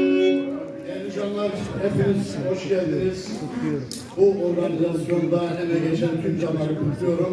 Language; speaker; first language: Turkish; native; Turkish